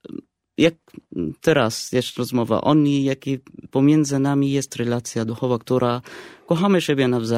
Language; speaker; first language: Polish; non-native, fluent; Arabic